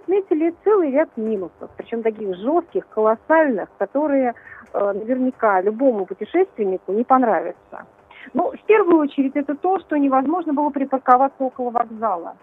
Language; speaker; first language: Russian; native; Russian